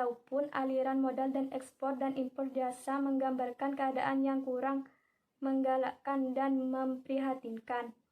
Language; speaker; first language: Indonesian; native; Indonesian